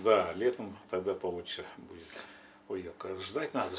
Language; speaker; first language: Russian; non-native, local second language; Yakut